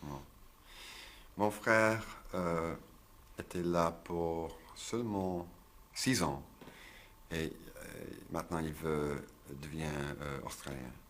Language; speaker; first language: French; non-native, learner; English